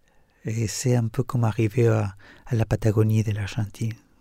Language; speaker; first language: French; non-native, learner; Spanish